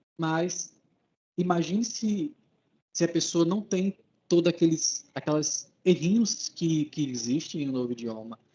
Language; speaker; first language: Portuguese; native; Portuguese